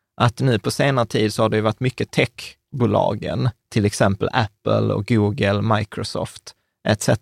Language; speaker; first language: Swedish; native; Swedish